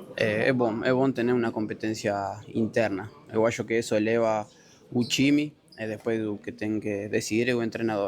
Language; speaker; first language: Portuguese; non-native, learner; Spanish